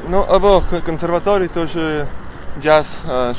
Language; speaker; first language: Russian; non-native, learner; Spanish